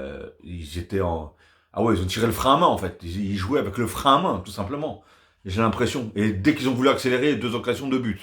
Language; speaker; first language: French; native; French